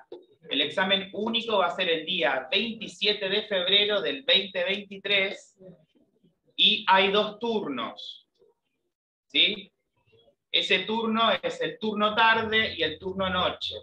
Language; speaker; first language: Spanish; native; Spanish